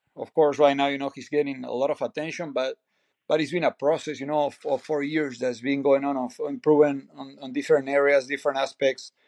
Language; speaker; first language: English; non-native, fluent; Spanish